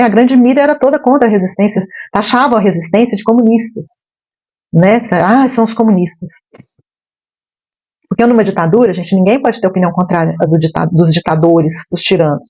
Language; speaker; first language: Portuguese; native; Portuguese